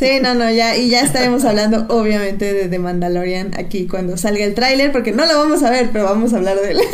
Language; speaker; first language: Spanish; native; Spanish